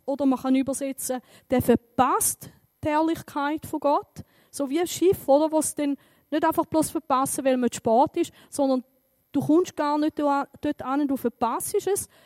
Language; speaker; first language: German; native; German